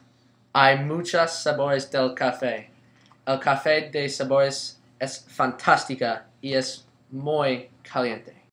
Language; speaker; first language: Spanish; non-native, learner; English